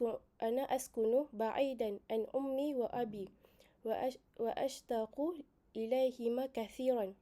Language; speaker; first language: Arabic; non-native, learner; Malay